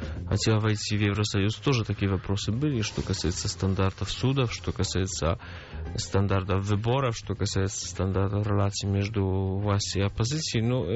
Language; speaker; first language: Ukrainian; non-native, learner; Polish